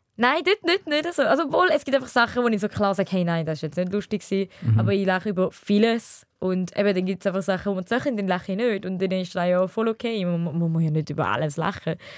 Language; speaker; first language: German; early bilingual, other home language; Tamil